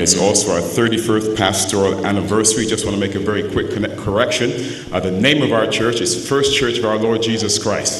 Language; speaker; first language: English; native; English